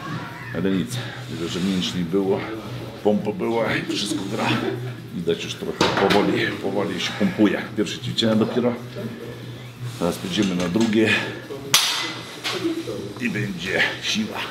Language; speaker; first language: Polish; non-native, fluent; Lithuanian